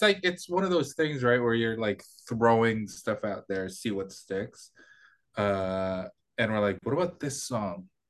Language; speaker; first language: English; non-native, local second language; Filipino